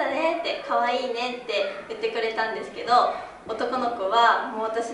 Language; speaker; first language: Japanese; native; Japanese